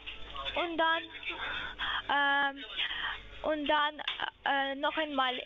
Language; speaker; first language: German; non-native, learner; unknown